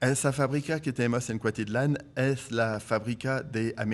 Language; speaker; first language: Spanish; non-native, fluent; French